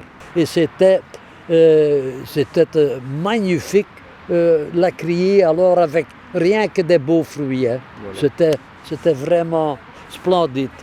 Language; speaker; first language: French; non-native, local second language; Dutch